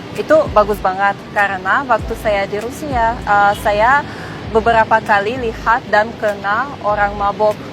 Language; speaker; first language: Indonesian; non-native, fluent; Russian